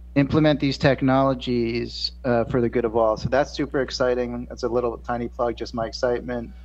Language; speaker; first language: English; native; English